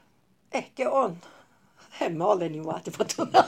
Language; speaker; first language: Finnish; non-native, fluent; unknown